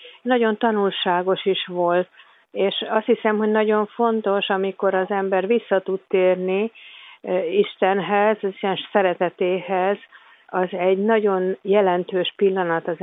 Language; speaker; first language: Hungarian; native; Hungarian